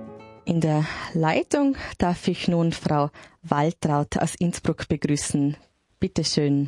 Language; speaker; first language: German; native; German